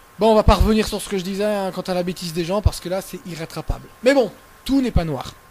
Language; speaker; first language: French; native; French